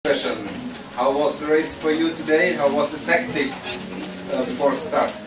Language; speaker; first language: English; non-native, learner; German